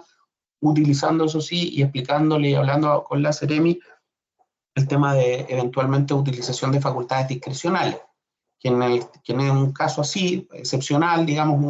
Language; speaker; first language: Spanish; native; Spanish